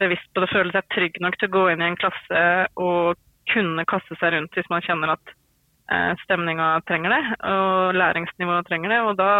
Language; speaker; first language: Norwegian; native; Norwegian